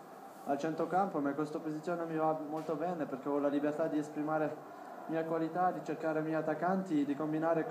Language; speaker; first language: Italian; non-native, fluent; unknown